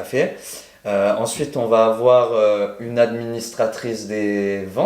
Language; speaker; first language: French; native; French